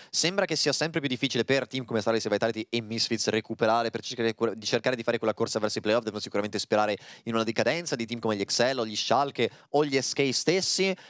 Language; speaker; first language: Italian; native; Italian